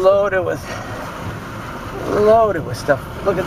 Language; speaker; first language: English; native; English